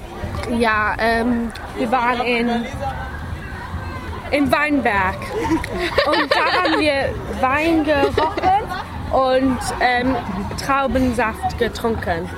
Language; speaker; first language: German; non-native, learner; English